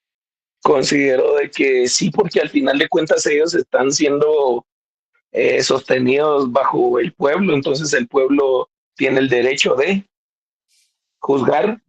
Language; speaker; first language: Spanish; native; Spanish